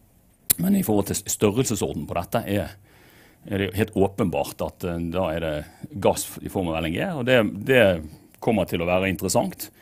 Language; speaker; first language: Norwegian; native; Norwegian